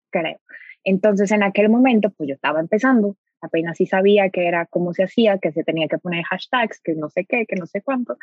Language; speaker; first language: Spanish; native; Spanish